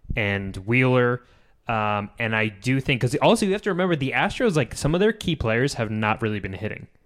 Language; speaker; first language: English; native; English